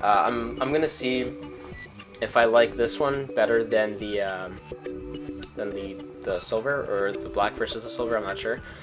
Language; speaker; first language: English; native; English